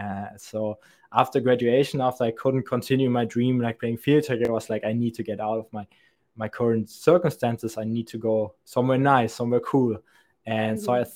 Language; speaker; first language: English; non-native, fluent; German